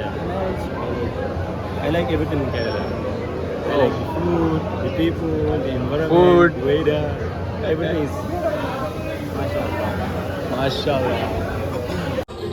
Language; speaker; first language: English; non-native, learner; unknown